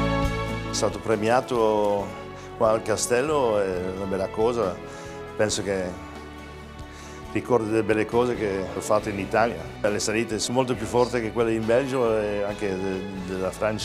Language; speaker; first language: Italian; non-native, fluent; Dutch